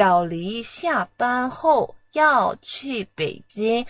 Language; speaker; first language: Chinese; non-native, fluent; Korean